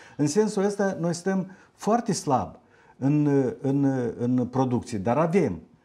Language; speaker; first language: Romanian; native; Romanian